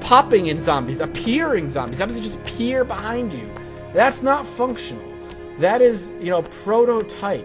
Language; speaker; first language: English; native; English